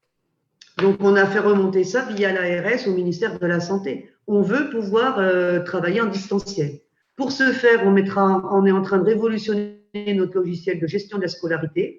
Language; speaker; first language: French; native; French